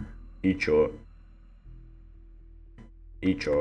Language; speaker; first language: Russian; native; Russian